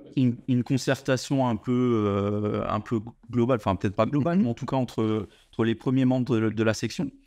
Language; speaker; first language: French; native; French